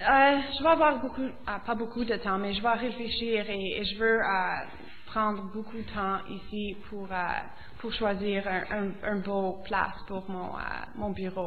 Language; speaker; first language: French; non-native, local second language; English